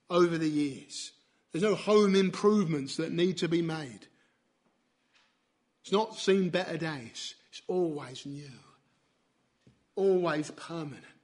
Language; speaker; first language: English; native; English